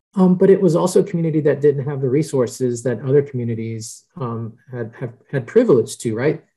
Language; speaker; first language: English; early bilingual, other home language; Spanish